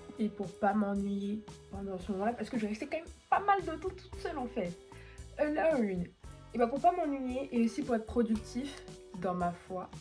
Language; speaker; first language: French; native; French